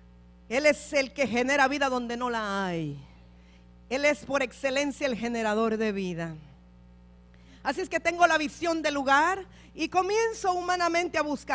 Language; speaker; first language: Spanish; native; Spanish